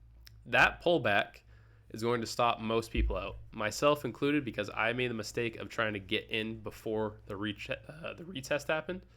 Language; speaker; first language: English; native; English